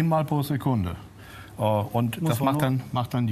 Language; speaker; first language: German; native; German